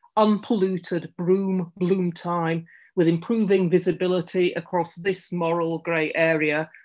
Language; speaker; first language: English; native; English